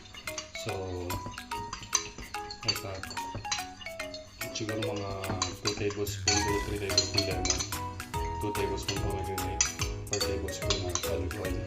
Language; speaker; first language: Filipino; native; Filipino